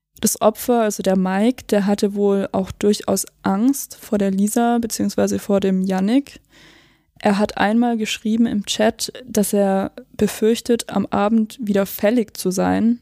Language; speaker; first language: German; native; German